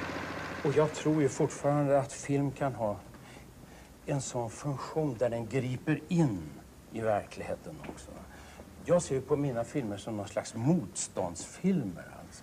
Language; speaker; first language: Swedish; native; Swedish